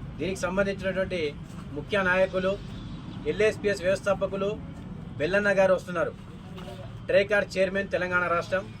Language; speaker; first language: Telugu; non-native, local second language; Lambadi